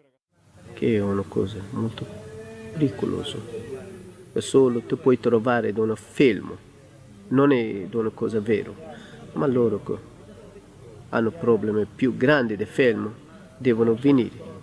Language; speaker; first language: Italian; non-native, learner; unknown